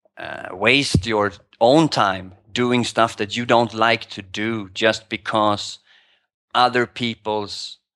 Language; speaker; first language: English; non-native, fluent; Swedish